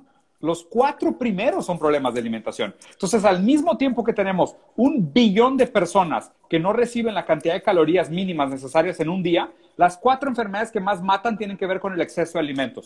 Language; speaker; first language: Spanish; native; Spanish